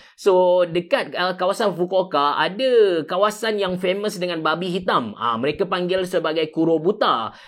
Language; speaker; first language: Malay; native; Malay